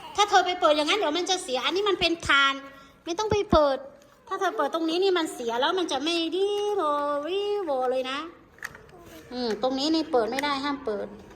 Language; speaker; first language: Thai; non-native, local second language; Hmong